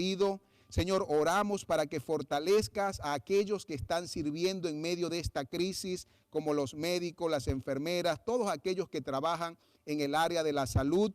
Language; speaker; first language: Spanish; native; Spanish